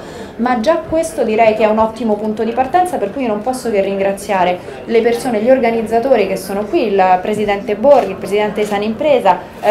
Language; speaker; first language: Italian; native; Italian